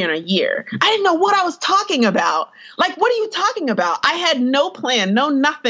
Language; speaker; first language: English; native; English